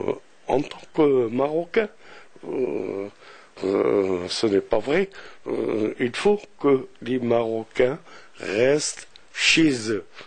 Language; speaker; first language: French; non-native, local second language; Arabic